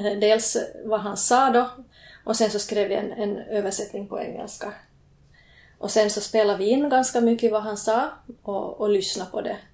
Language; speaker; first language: Swedish; native; Swedish